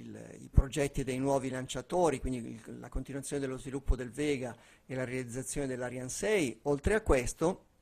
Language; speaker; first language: Italian; native; Italian